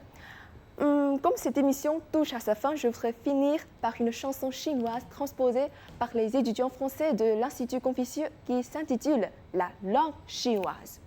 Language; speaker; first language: French; non-native, fluent; Chinese